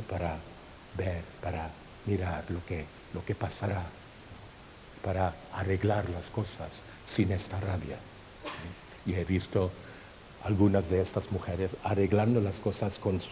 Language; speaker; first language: Spanish; non-native, fluent; Thai